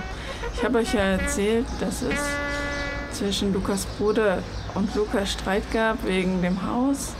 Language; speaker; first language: German; native; German